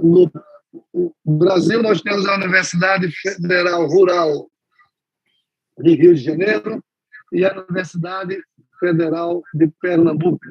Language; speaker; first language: Portuguese; non-native, fluent; Spanish